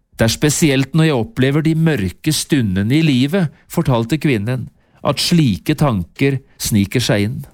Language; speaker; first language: Norwegian; native; Norwegian